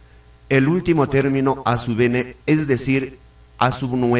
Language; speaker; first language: Spanish; native; Spanish